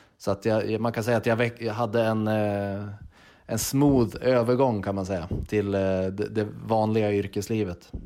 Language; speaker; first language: Swedish; native; Swedish